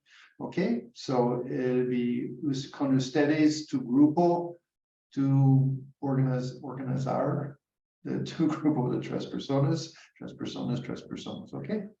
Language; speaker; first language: Spanish; non-native, learner; English